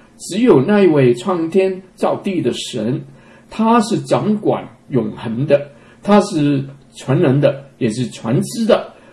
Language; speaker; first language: Chinese; non-native, local second language; Cantonese